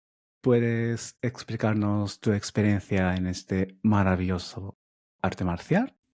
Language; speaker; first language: Spanish; non-native, fluent; Japanese